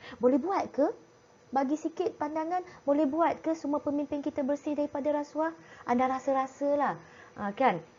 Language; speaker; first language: Malay; native; Malay